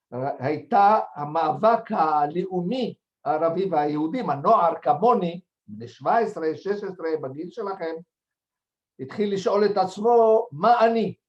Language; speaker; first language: Hebrew; non-native, fluent; French